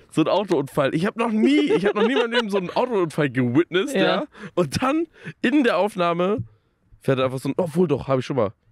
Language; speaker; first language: German; native; German